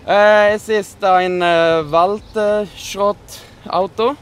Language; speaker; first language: German; non-native, learner; Swedish